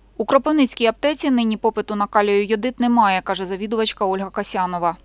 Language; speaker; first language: Ukrainian; native; Ukrainian